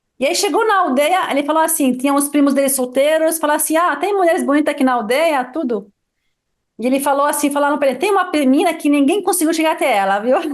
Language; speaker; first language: Portuguese; non-native, fluent; Arabic